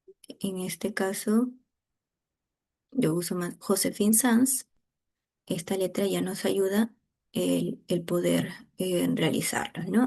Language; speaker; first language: Spanish; native; Spanish